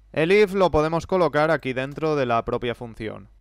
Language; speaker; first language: Spanish; native; Spanish